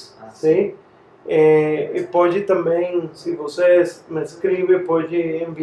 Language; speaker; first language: Portuguese; non-native, fluent; Spanish